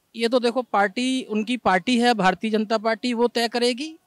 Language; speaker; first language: Hindi; native; Hindi